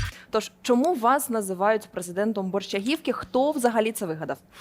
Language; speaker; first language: Ukrainian; native; Ukrainian